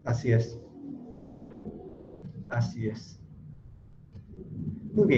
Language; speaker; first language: Spanish; native; Spanish